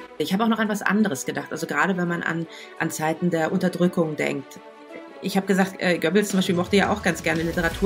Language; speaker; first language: German; native; German